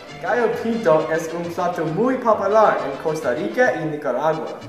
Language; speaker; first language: Spanish; non-native, learner; English